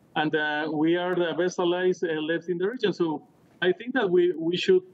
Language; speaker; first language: English; non-native, fluent; Spanish